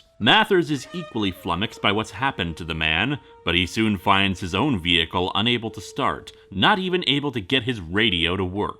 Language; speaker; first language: English; native; English